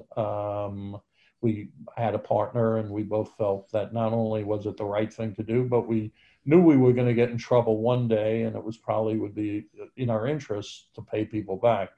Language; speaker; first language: English; native; English